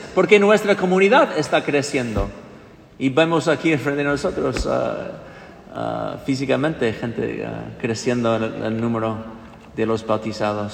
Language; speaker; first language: Spanish; non-native, fluent; English